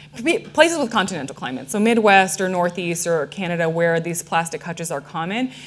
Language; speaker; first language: English; native; English